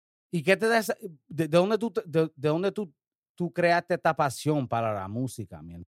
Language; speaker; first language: Spanish; early bilingual, heritage; Spanish